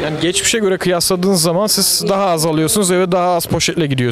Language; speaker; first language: Turkish; native; Turkish